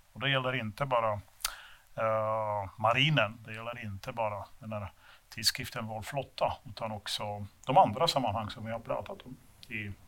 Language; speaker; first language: Swedish; non-native, fluent; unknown